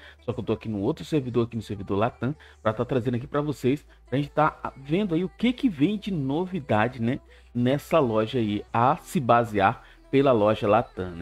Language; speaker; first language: Portuguese; native; Portuguese